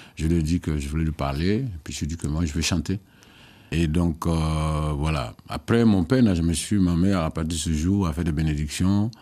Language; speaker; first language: French; non-native, local second language; Dyula